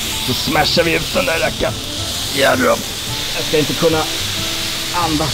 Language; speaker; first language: Swedish; native; Swedish